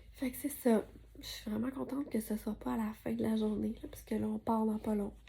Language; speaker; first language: French; native; French